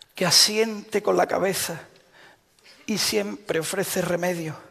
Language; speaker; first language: Spanish; native; Spanish